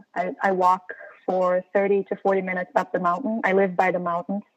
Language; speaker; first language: English; non-native, fluent; Portuguese